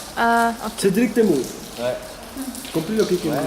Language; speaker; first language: French; non-native, learner; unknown